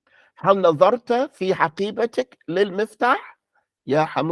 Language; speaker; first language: Arabic; non-native, fluent; English